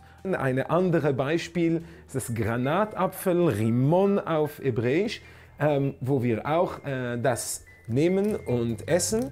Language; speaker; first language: German; non-native, fluent; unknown